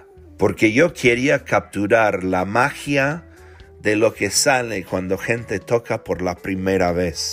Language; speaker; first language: Spanish; non-native, fluent; English